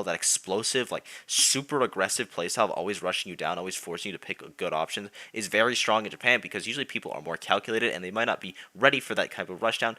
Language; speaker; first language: English; native; English